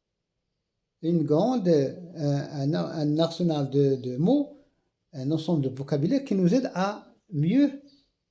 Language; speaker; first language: French; non-native, local second language; Arabic